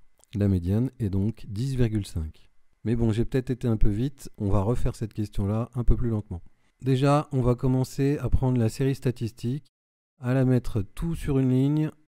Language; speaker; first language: French; native; French